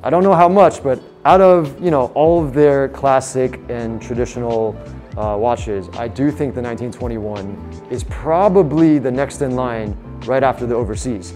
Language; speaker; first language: English; early bilingual, other home language; Chinese